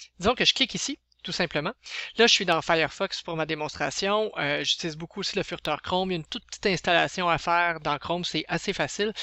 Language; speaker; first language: French; native; French